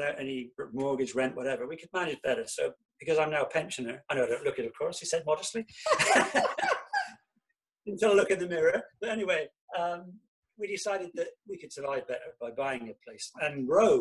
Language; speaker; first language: English; native; English